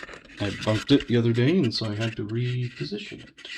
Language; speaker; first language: English; native; English